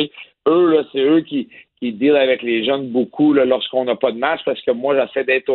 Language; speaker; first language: French; native; French